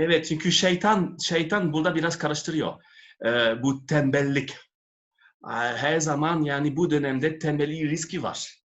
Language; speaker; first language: Turkish; non-native, fluent; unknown